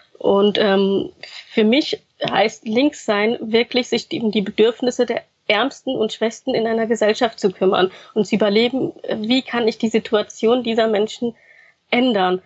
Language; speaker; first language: German; early bilingual, other home language; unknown